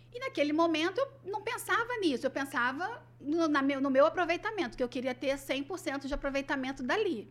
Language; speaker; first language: Portuguese; native; Portuguese